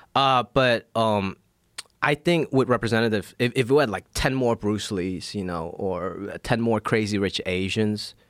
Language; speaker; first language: English; non-native, local second language; Cantonese